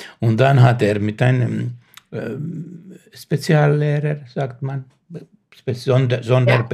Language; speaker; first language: German; non-native, learner; Finnish